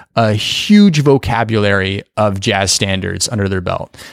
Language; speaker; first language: English; native; English